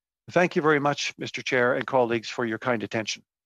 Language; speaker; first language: English; native; English